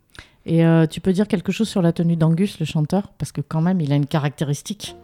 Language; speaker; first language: French; native; French